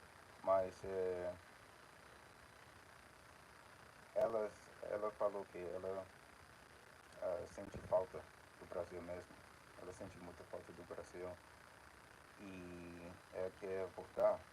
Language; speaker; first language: Portuguese; non-native, fluent; English